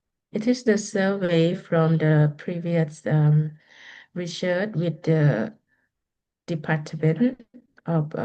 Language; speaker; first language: English; non-native, learner; Lao